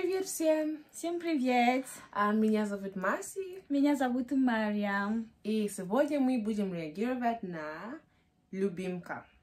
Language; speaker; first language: Russian; non-native, learner; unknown